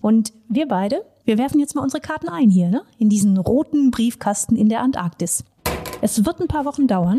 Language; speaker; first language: German; native; German